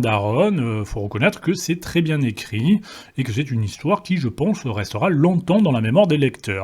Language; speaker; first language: French; native; French